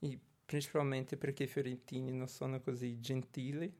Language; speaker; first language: Italian; non-native, learner; Portuguese